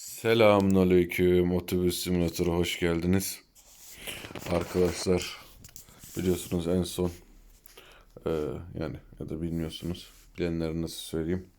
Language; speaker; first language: Turkish; early bilingual, heritage; Turkish